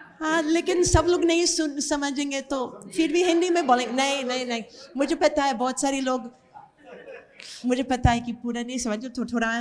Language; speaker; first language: Hindi; non-native, learner; English